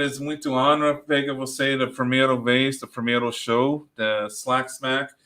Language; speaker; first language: Portuguese; non-native, learner; English